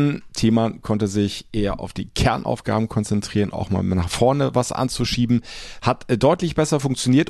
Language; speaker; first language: German; native; German